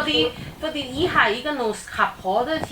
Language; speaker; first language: Danish; non-native, learner; Chinese